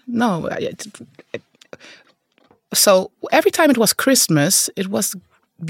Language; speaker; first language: English; non-native, fluent; Dutch